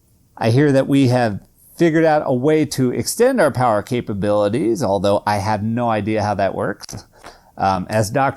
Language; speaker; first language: English; native; English